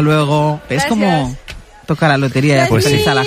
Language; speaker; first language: Spanish; native; Spanish